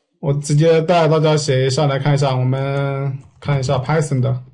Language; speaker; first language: Chinese; native; Chinese